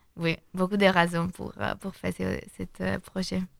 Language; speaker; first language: French; non-native, learner; Italian